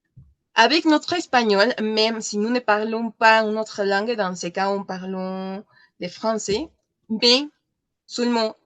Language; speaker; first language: French; non-native, learner; Spanish